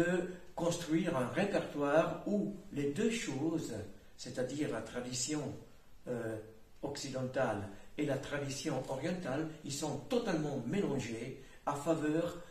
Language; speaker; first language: French; non-native, fluent; Italian